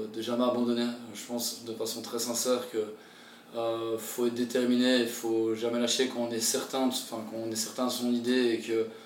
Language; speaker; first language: French; native; French